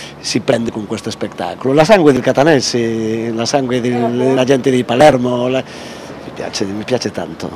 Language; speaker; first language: Italian; non-native, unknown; Spanish